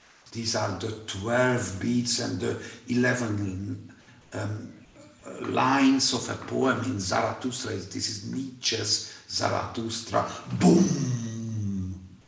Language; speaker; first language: English; non-native, fluent; Hungarian